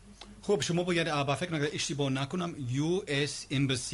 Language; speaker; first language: Persian; non-native, learner; English